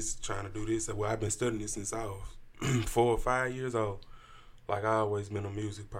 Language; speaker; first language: English; native; English